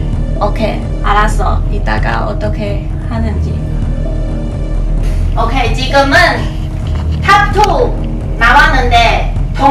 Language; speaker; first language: Korean; non-native, learner; Chinese